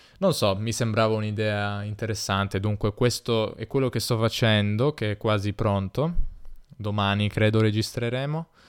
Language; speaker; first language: Italian; native; Italian